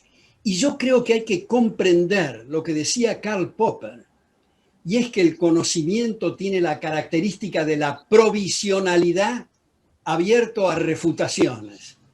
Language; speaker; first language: Spanish; native; Spanish